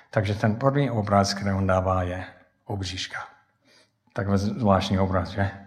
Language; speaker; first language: Czech; non-native, fluent; English